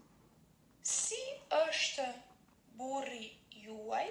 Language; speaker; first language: Albanian; non-native, learner; Finnish